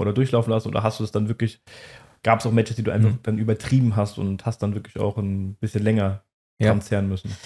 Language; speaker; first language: German; native; German